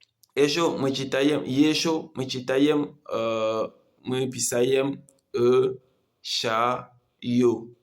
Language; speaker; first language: Russian; non-native, learner; Comorian